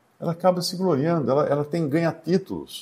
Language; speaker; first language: Portuguese; native; Portuguese